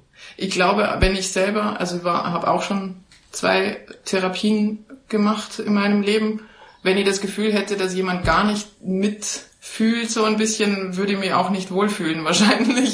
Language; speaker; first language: German; native; German